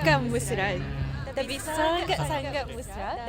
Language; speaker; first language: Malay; non-native, fluent; Japanese